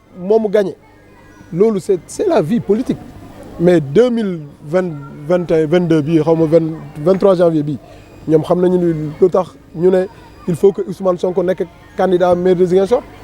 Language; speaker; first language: Wolof; non-native, local second language; Fula